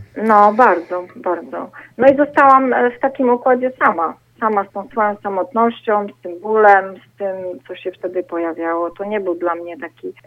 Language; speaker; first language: Polish; native; Polish